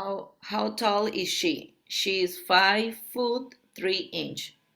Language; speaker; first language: English; non-native, learner; Spanish